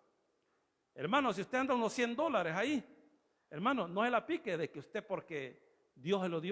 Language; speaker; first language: Spanish; native; Spanish